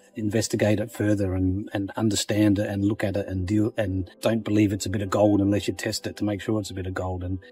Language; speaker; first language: English; native; English